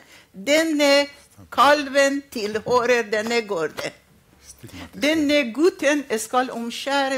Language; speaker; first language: Norwegian; non-native, fluent; Arabic